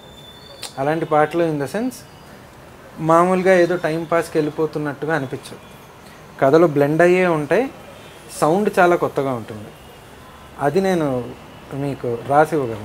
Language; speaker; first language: Telugu; native; Telugu